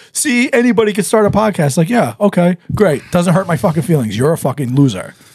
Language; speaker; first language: English; native; English